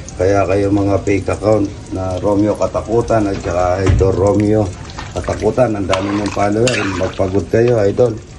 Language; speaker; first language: Filipino; non-native, local second language; Pampanga